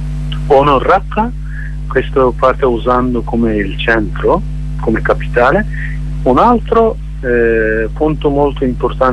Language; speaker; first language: Italian; non-native, learner; Kurdish